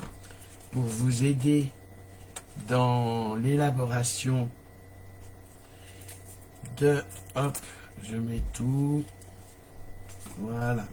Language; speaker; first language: French; native; French